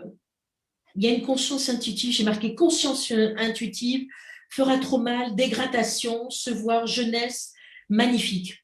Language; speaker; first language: French; native; French